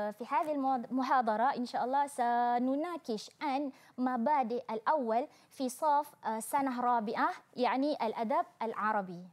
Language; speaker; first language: Arabic; non-native, fluent; Malay